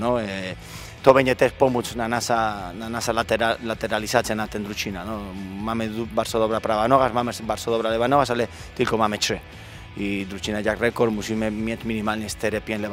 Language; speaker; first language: Polish; non-native, learner; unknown